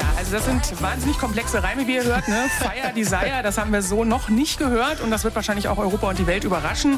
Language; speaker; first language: German; native; German